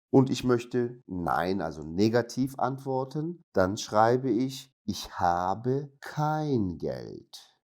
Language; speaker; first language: German; non-native, fluent; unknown